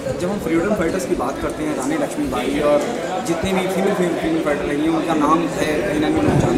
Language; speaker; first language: Hindi; native; Hindi